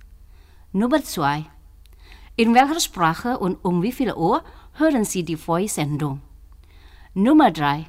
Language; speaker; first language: German; non-native, fluent; Indonesian